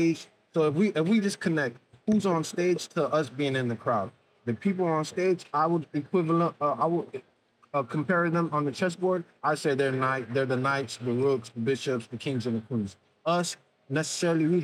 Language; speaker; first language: English; native; English